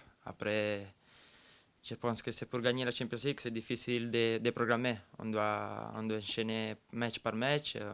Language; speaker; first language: French; non-native, fluent; Italian